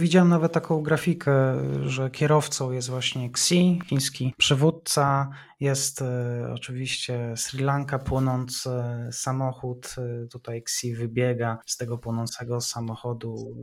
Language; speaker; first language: Polish; native; Polish